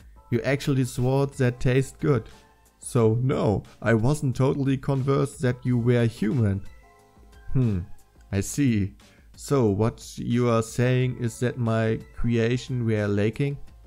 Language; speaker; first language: English; non-native, fluent; German